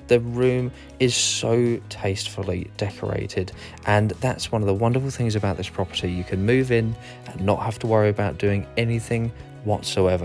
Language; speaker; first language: English; native; English